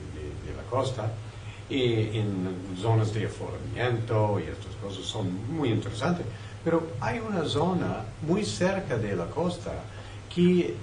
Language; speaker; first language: Spanish; non-native, fluent; French